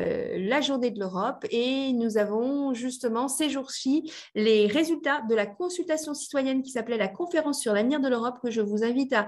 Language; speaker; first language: French; native; French